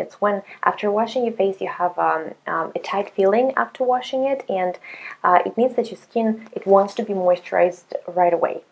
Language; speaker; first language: English; non-native, fluent; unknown